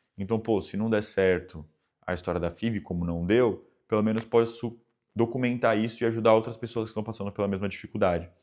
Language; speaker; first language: Portuguese; native; Portuguese